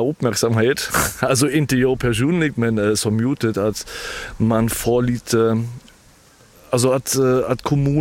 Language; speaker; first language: Swedish; non-native, learner; German